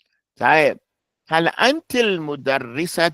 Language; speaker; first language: Arabic; non-native, fluent; English